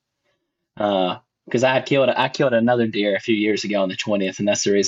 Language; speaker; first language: English; native; English